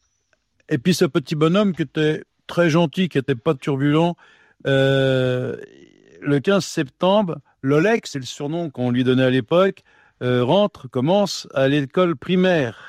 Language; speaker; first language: French; native; French